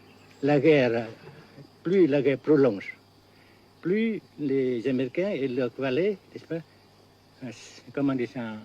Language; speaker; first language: French; non-native, local second language; Vietnamese